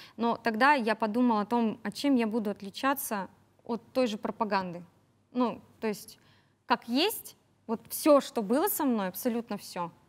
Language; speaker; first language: Russian; native; Russian